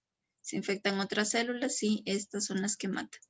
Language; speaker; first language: Spanish; native; Spanish